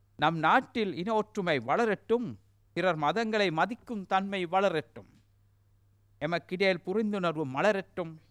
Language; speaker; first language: Tamil; non-native, local second language; Sinhala